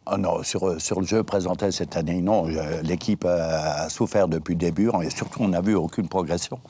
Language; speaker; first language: French; native; French